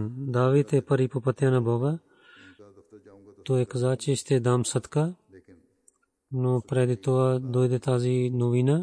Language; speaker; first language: Bulgarian; non-native, learner; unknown